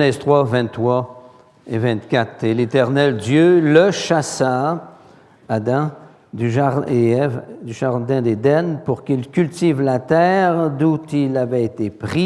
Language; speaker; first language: French; native; French